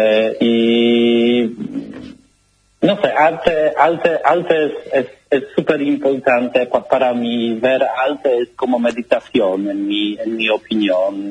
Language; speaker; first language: Spanish; non-native, learner; Polish